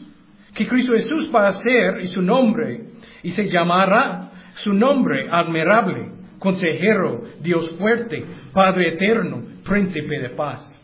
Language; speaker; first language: Spanish; non-native, learner; English